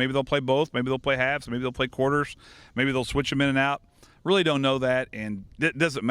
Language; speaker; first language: English; native; English